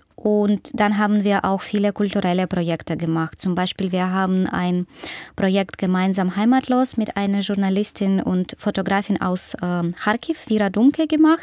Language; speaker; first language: German; non-native, fluent; Ukrainian